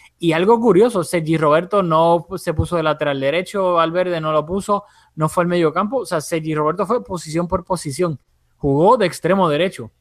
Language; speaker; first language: Spanish; early bilingual, heritage; Spanish